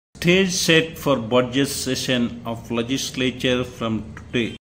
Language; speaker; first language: English; non-native, local second language; Telugu